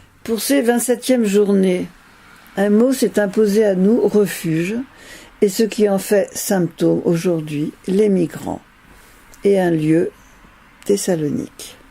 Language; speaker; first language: French; native; French